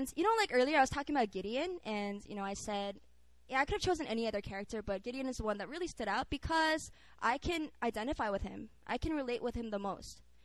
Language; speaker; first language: English; non-native, local second language; Korean